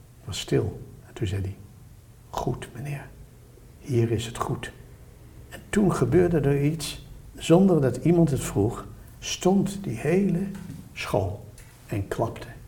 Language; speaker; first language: Dutch; native; Dutch